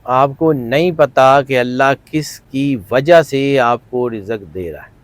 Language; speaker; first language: Urdu; non-native, local second language; Punjabi